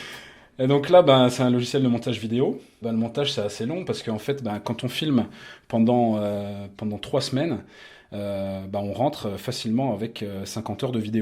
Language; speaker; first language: French; native; French